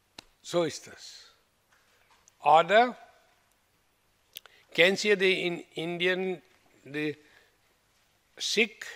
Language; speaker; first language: German; non-native, fluent; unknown